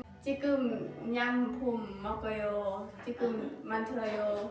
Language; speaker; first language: Korean; non-native, learner; Lao